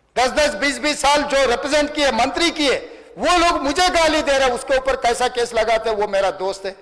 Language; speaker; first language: Hindi; non-native, local second language; Telugu